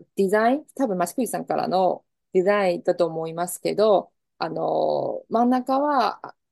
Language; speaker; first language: Japanese; non-native, fluent; Chinese